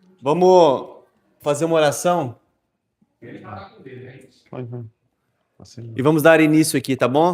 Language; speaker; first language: Portuguese; native; Portuguese